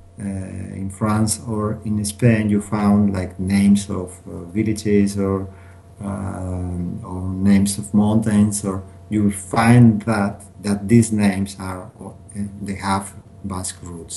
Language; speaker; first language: English; non-native, learner; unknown